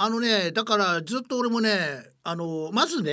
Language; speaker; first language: Japanese; native; Japanese